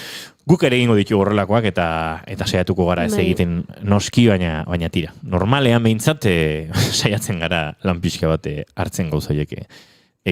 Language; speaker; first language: Basque; native; Basque